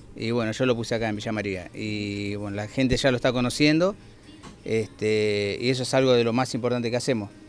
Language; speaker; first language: Spanish; native; Spanish